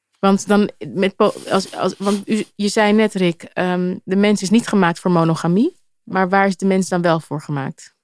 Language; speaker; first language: Dutch; native; Dutch